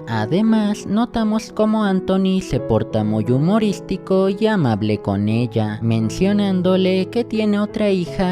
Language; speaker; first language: Spanish; native; Spanish